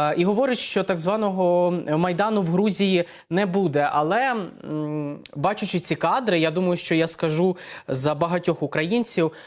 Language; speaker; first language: Ukrainian; native; Ukrainian